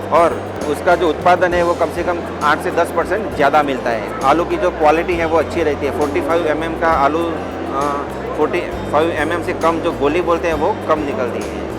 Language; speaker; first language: Hindi; native; Hindi